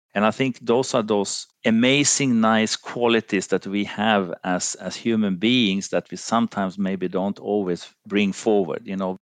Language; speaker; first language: English; non-native, fluent; Finnish